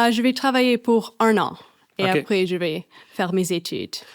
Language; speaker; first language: French; non-native, fluent; English